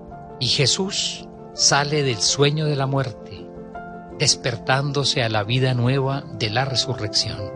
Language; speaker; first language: Spanish; native; Spanish